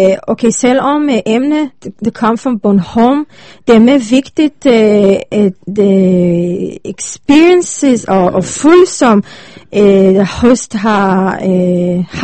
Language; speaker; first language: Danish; non-native, learner; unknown